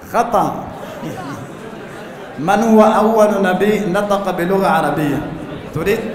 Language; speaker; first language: Arabic; non-native, fluent; Urdu